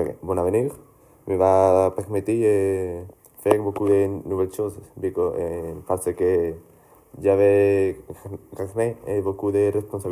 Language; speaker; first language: French; non-native, learner; Spanish